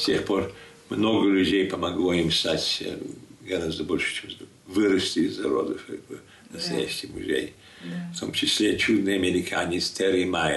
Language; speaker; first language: Russian; early bilingual, heritage; Russian